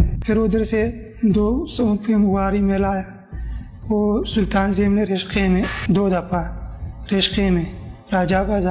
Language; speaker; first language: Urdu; non-native, local second language; Pashto